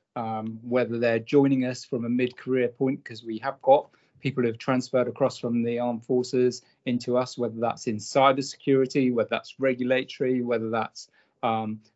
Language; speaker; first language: English; native; English